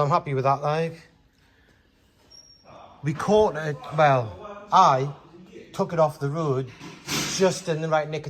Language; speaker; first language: English; native; English